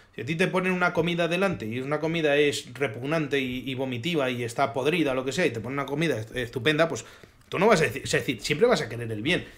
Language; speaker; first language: Spanish; native; Spanish